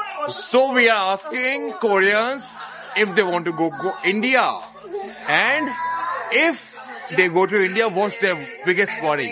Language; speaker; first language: English; non-native, local second language; Hindi